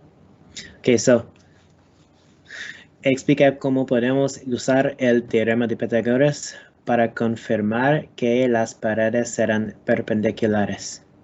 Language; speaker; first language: Spanish; non-native, learner; English